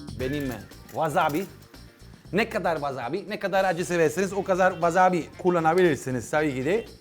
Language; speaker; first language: Turkish; non-native, learner; Italian